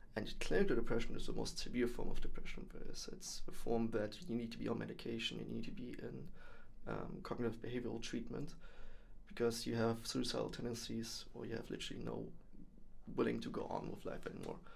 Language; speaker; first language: English; non-native, fluent; German